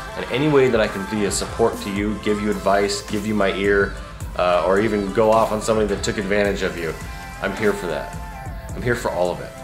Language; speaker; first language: English; native; English